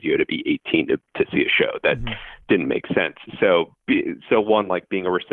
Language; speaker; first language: English; native; English